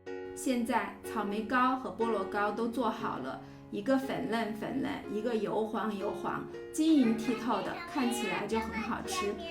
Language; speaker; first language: Chinese; native; Chinese